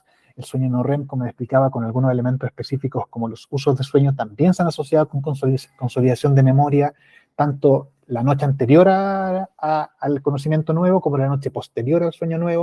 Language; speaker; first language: Spanish; native; Spanish